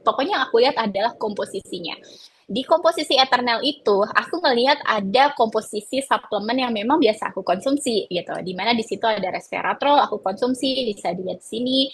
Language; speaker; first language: Indonesian; native; Indonesian